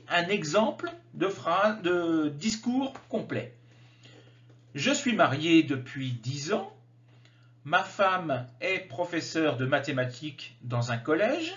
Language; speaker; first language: French; native; French